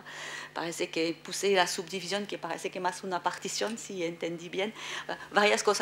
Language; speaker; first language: Spanish; non-native, fluent; French